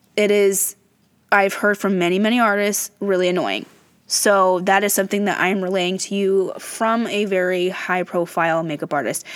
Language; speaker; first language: English; native; English